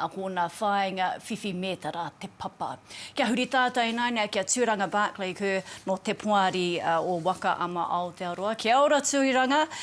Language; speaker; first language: Māori; native; Māori